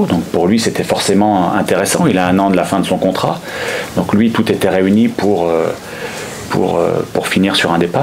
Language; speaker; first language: French; native; French